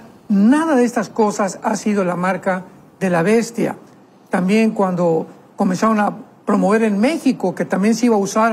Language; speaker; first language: Spanish; native; Spanish